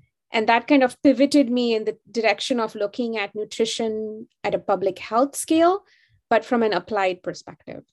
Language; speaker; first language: English; non-native, local second language; Hindi